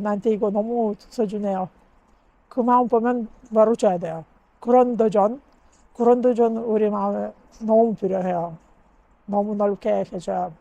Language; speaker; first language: Korean; non-native, learner; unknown